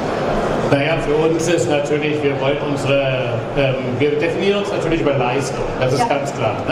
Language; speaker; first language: German; native; German